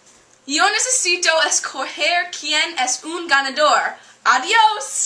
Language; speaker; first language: Spanish; non-native, learner; English